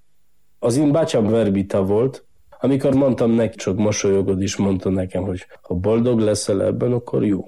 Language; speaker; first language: Hungarian; non-native, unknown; Polish